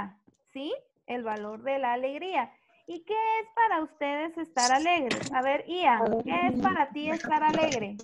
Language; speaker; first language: Spanish; native; Spanish